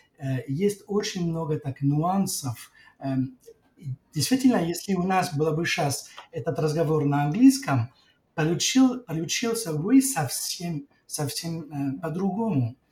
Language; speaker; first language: Russian; non-native, fluent; French